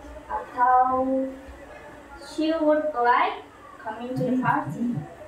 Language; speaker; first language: English; non-native, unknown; Indonesian